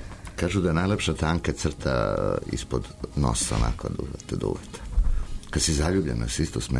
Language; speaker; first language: Serbian; native; Serbian